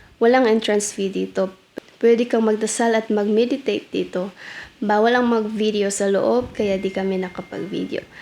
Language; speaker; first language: Filipino; native; Filipino